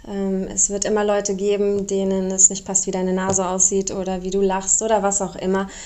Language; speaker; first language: German; early bilingual, other home language; Romanian